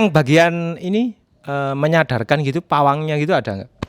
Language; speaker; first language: Indonesian; native; Indonesian